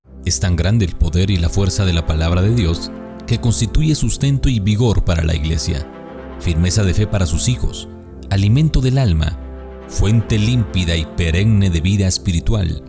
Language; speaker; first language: Spanish; native; Spanish